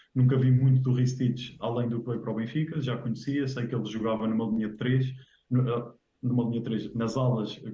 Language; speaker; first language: Portuguese; native; Portuguese